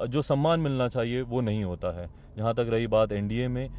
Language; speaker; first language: Hindi; native; Hindi